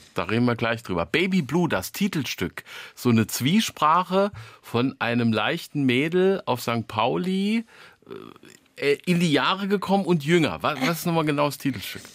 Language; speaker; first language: German; native; German